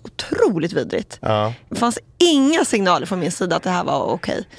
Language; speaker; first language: Swedish; native; Swedish